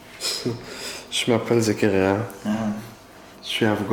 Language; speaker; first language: French; non-native, learner; Persian